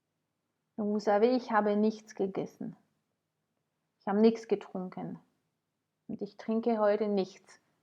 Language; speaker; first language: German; non-native, fluent; French